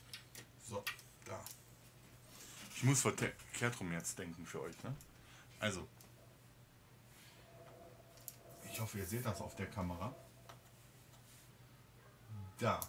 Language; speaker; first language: German; native; German